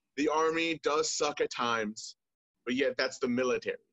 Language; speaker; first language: English; native; English